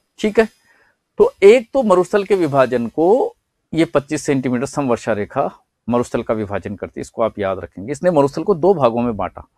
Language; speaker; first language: Hindi; native; Hindi